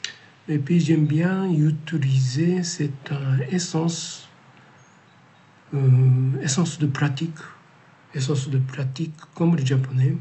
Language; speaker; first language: French; non-native, learner; Japanese